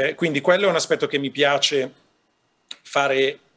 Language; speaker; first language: Italian; native; Italian